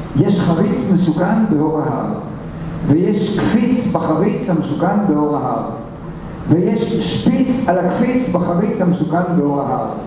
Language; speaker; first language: Hebrew; native; Hebrew